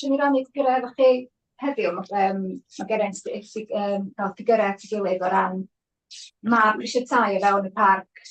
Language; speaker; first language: Welsh; native; Welsh